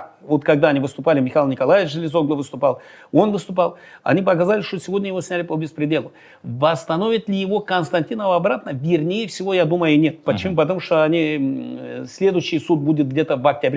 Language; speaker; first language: Russian; non-native, local second language; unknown